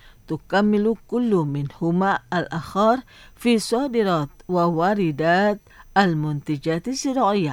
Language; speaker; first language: Arabic; non-native, fluent; Indonesian